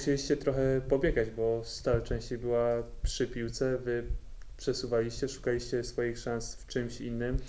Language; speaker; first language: Polish; native; Polish